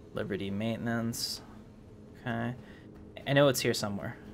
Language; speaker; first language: English; native; English